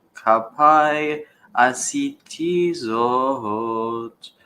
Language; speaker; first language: Hebrew; non-native, learner; English